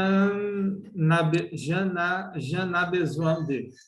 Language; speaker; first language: French; non-native, learner; Portuguese